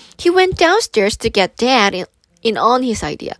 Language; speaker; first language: English; non-native, fluent; Korean